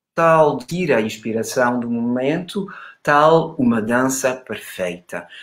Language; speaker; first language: Portuguese; non-native, fluent; German